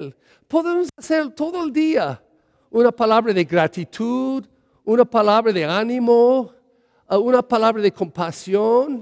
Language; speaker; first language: Spanish; early bilingual, heritage; English